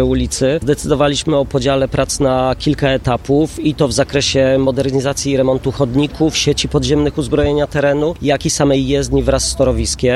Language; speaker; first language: Polish; native; Polish